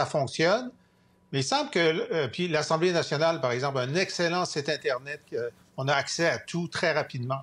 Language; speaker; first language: French; native; French